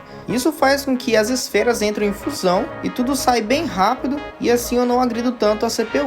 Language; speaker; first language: Portuguese; native; Portuguese